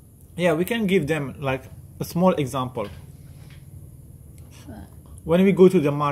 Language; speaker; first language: English; non-native, learner; French